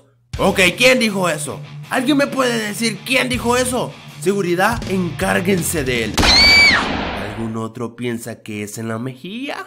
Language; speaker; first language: Spanish; native; Spanish